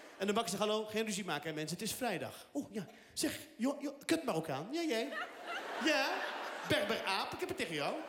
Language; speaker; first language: Dutch; early bilingual, other home language; Riffian